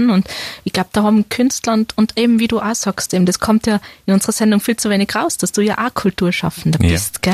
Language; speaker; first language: German; native; German